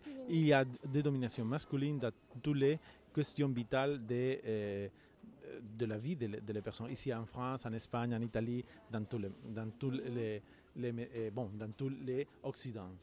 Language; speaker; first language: French; non-native, learner; Spanish